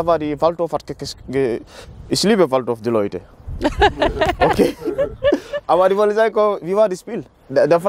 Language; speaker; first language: German; non-native, learner; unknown